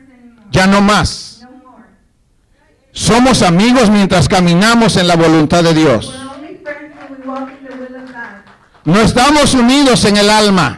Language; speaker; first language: Spanish; native; Spanish